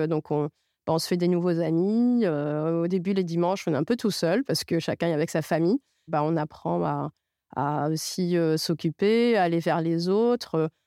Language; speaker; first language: French; non-native, local second language; Arabic